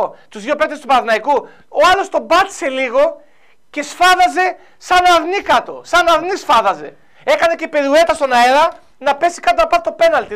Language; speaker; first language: Greek; native; Greek